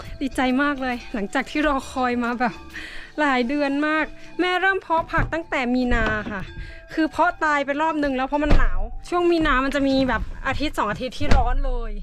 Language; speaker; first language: Thai; native; Thai